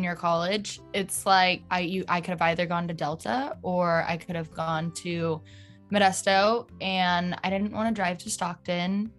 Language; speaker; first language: English; native; English